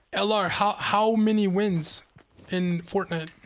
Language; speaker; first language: English; native; English